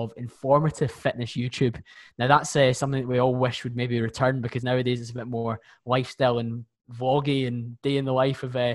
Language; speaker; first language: English; native; English